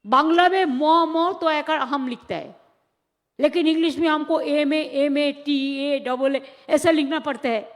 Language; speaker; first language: Hindi; non-native, local second language; Bangla